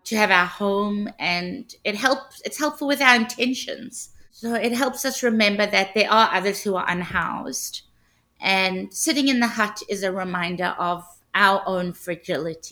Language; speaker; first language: English; native; English